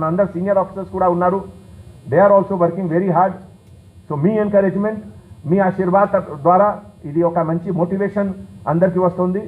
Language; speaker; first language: Telugu; non-native, fluent; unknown